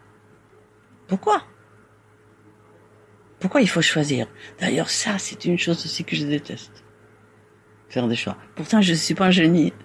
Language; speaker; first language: French; non-native, fluent; Spanish